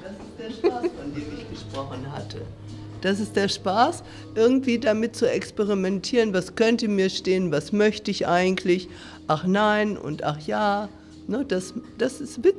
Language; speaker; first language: German; native; German